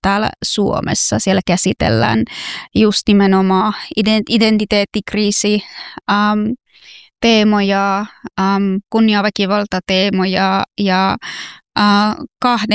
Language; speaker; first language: Finnish; non-native, fluent; Persian